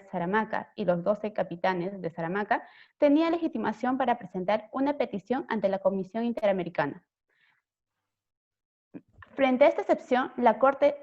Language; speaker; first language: Spanish; native; Spanish